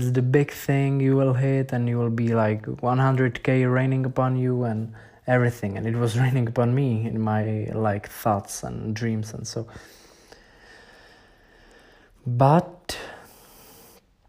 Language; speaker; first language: English; non-native, fluent; Czech